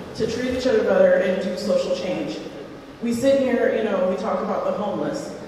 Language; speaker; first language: English; native; English